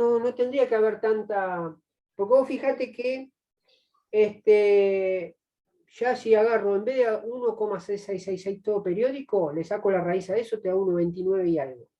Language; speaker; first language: Spanish; native; Spanish